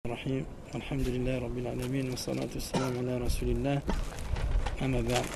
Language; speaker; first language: Arabic; non-native, fluent; French